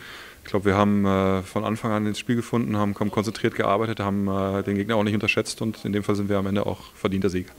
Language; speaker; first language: German; native; German